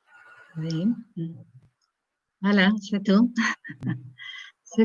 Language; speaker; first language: French; non-native, learner; Spanish